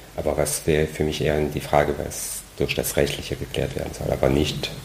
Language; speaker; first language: German; non-native, fluent; French